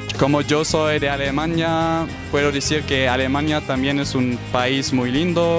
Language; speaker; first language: Spanish; non-native, fluent; German